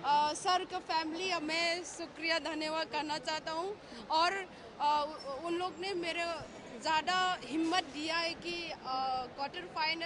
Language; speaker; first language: Hindi; non-native, local second language; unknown